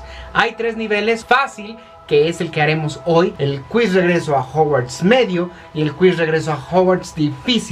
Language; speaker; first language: Spanish; native; Spanish